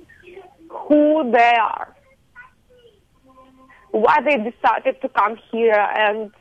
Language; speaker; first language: English; non-native, fluent; Ukrainian